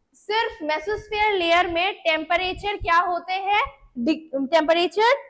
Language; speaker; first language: Hindi; non-native, local second language; Bangla